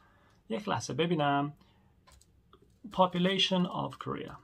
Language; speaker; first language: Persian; non-native, learner; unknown